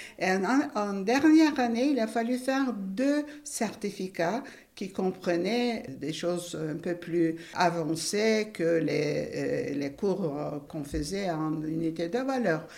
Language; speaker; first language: French; non-native, fluent; Turkish